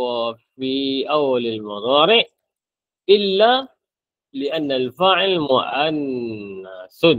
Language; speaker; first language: Arabic; non-native, fluent; Malay